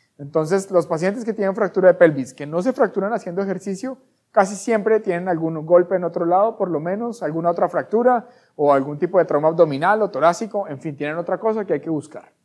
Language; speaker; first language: Spanish; native; Spanish